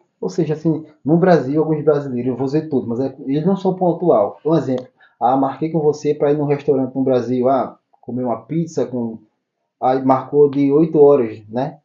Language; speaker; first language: Portuguese; native; Portuguese